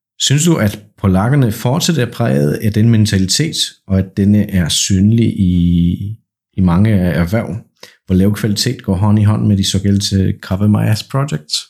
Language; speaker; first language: Danish; non-native, fluent; Polish